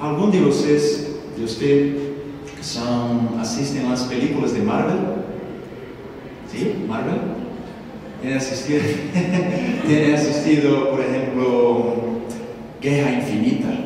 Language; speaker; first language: Spanish; non-native, learner; Portuguese